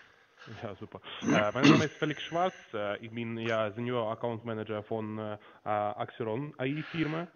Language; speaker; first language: German; non-native, learner; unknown